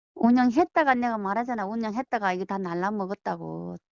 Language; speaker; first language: Korean; early bilingual, heritage; Korean